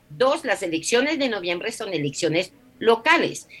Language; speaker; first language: Spanish; non-native, fluent; French